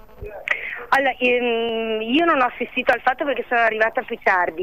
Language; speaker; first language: Italian; native; Italian